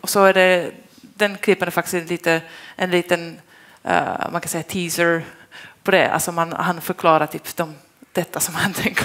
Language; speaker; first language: Swedish; non-native, fluent; Polish